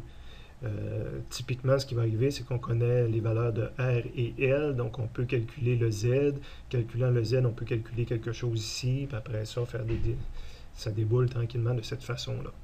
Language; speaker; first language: French; native; French